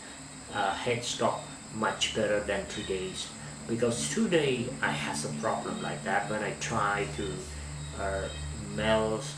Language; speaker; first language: English; non-native, learner; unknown